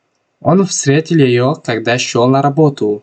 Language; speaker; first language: Russian; non-native, local second language; Tajik